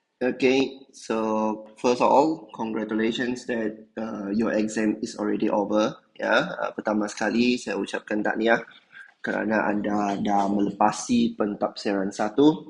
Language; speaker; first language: English; non-native, local second language; Chinese